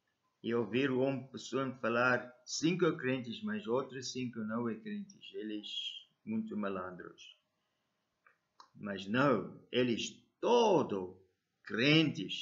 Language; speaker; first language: Portuguese; non-native, learner; English